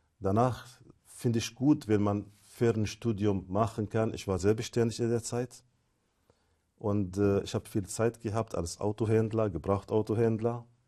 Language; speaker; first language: German; non-native, fluent; Arabic